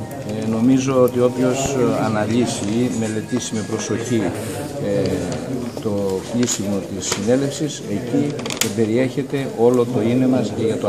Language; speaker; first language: Greek; native; Greek